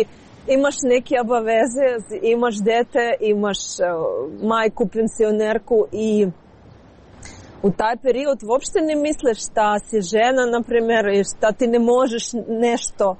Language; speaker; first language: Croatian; non-native, learner; Ukrainian